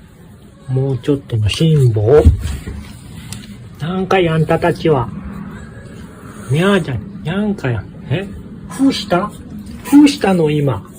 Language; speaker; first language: Japanese; native; Japanese